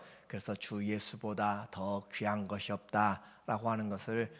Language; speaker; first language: Korean; native; Korean